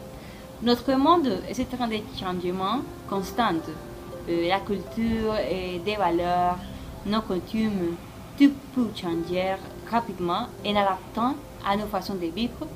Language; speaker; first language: French; non-native, learner; Spanish